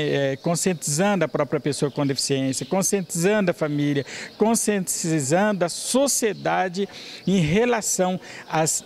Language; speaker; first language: Portuguese; native; Portuguese